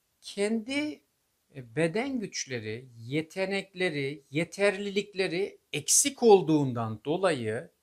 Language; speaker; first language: Turkish; native; Turkish